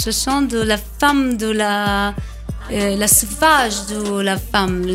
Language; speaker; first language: French; non-native, learner; Arabic